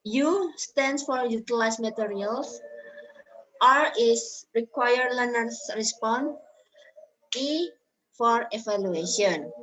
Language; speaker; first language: English; non-native, learner; Indonesian